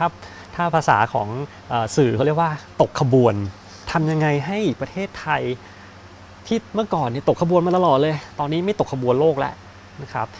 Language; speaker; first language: Thai; native; Thai